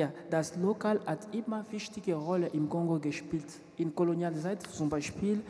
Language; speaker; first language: German; non-native, learner; French